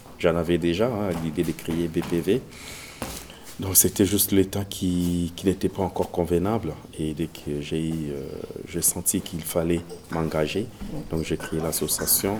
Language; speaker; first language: French; non-native, local second language; Lingala